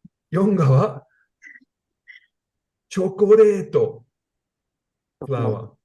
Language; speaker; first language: Japanese; non-native, learner; English